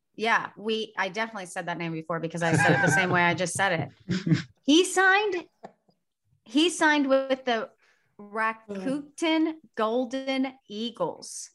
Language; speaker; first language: English; native; English